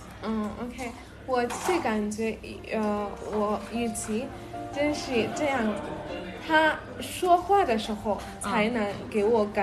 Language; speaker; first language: Chinese; non-native, learner; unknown